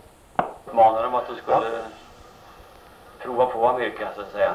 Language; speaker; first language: Swedish; native; Swedish